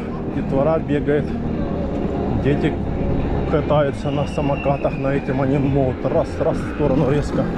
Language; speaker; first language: Russian; native; Russian